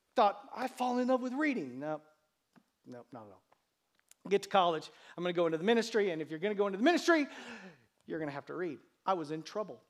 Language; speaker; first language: English; native; English